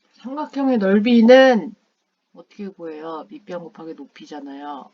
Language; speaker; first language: Korean; non-native, fluent; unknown